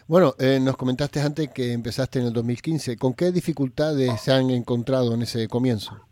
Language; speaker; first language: Spanish; native; Spanish